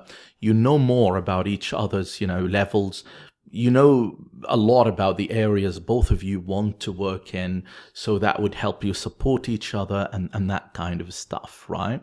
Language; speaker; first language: English; non-native, fluent; Arabic